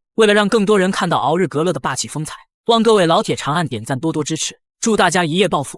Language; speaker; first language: Chinese; native; Chinese